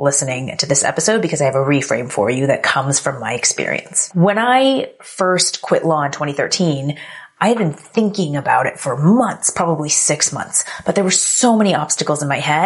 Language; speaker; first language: English; native; English